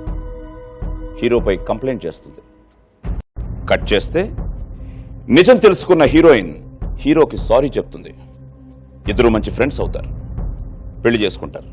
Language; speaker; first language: Telugu; native; Telugu